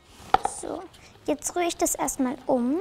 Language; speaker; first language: German; native; German